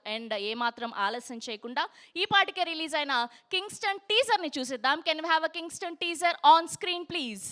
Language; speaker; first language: Telugu; native; Telugu